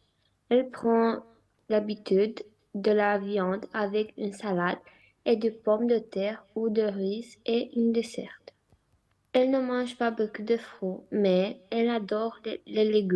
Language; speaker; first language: French; non-native, learner; Romanian